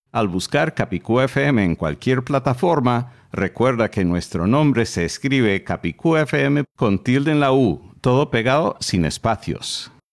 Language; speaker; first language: Spanish; non-native, fluent; English